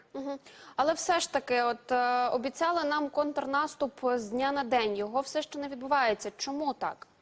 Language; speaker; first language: Ukrainian; native; Ukrainian